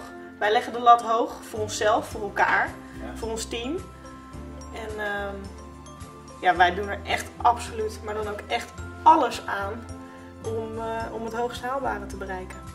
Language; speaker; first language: Dutch; native; Dutch